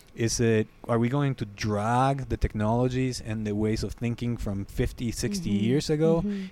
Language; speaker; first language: English; non-native, fluent; Spanish